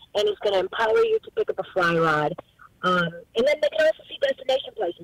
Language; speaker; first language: English; native; English